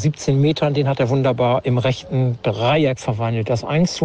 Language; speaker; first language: German; native; German